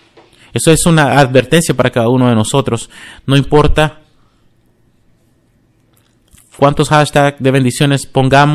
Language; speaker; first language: Spanish; non-native, fluent; English